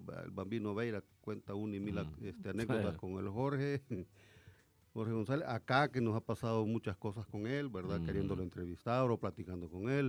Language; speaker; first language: Spanish; native; Spanish